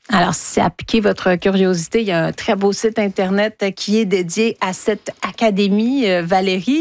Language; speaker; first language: French; native; French